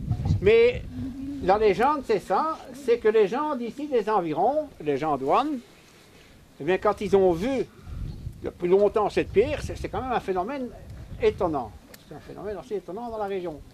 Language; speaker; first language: French; native; French